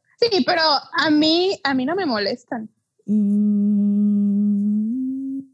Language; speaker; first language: Spanish; native; Spanish